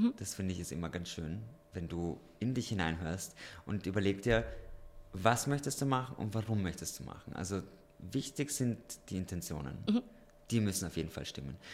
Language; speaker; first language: German; early bilingual, other home language; Romanian